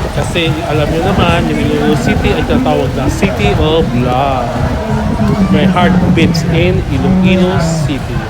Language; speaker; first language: Filipino; non-native, local second language; Hiligaynon